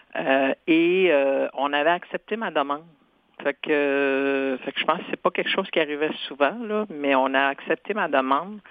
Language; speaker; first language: French; non-native, local second language; Cree